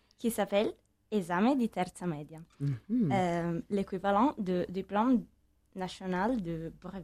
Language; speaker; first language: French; non-native, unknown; Italian